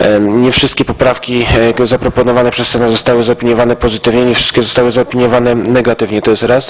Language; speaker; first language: Polish; native; Polish